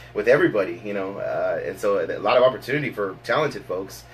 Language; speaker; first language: English; native; English